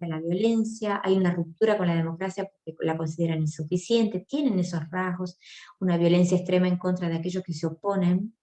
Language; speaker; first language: Spanish; native; Spanish